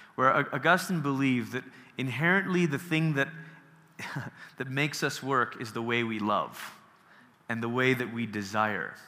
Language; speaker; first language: English; early bilingual, other home language; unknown